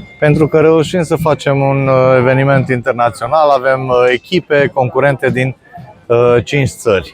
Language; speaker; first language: Romanian; non-native, local second language; Hungarian